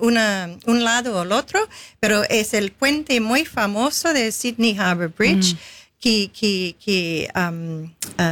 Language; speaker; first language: Spanish; non-native, fluent; English